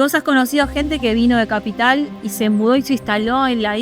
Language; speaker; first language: Spanish; native; Spanish